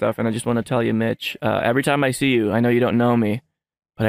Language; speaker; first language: English; non-native, local second language; Filipino